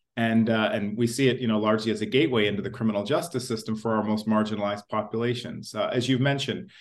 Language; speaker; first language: English; native; English